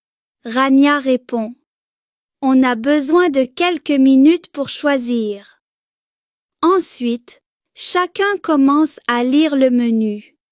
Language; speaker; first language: French; non-native, local second language; Arabic